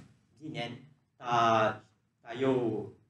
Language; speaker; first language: Chinese; non-native, learner; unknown